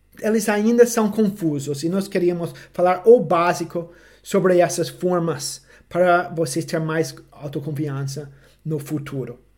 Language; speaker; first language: Portuguese; non-native, fluent; English